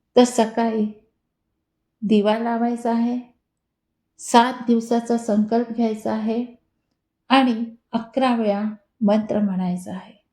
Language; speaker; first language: Marathi; non-native, local second language; Hindi